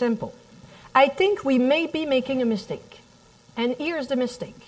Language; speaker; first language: English; non-native, fluent; French